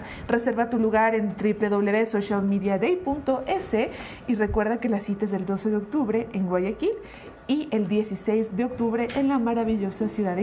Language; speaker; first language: Spanish; native; Spanish